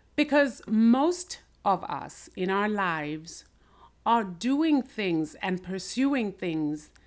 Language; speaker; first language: English; non-native, local second language; Shona